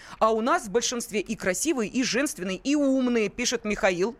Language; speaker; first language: Russian; native; Russian